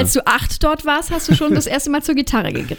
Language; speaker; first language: German; native; German